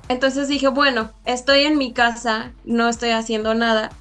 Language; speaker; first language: Spanish; native; Spanish